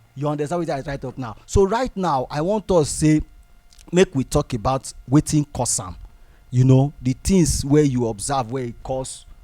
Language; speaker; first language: Nigerian Pidgin; non-native, local second language; Bini